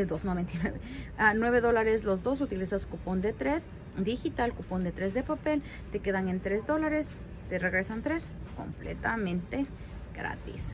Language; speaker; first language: Spanish; native; Spanish